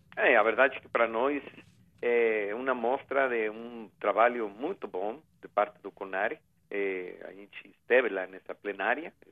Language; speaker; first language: Portuguese; non-native, fluent; Spanish